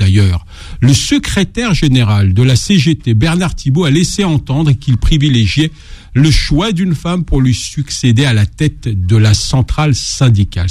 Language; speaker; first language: French; native; French